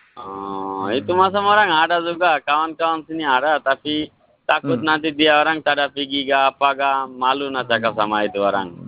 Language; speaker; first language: Malay; non-native, learner; Bangla